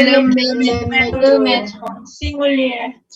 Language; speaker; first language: French; non-native, learner; Indonesian